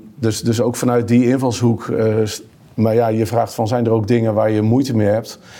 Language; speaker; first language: Dutch; native; Dutch